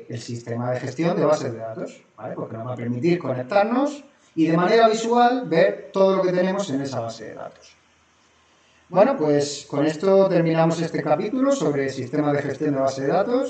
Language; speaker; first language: Spanish; native; Spanish